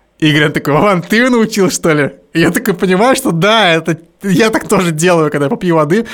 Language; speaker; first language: Russian; native; Russian